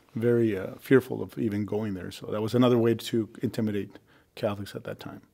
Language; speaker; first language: English; early bilingual, other home language; Spanish